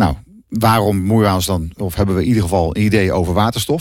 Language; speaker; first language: Dutch; native; Dutch